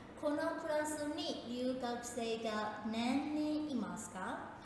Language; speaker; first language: Japanese; non-native, fluent; Burmese